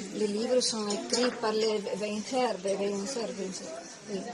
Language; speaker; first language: French; non-native, learner; Italian